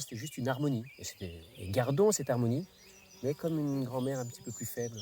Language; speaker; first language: French; native; French